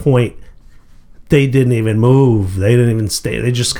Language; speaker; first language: English; native; English